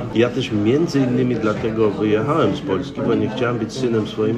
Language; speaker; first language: Polish; native; Polish